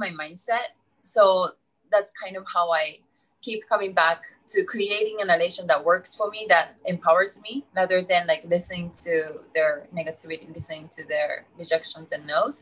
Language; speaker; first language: English; non-native, fluent; Japanese